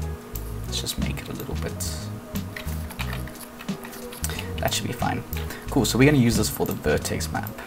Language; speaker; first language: English; native; English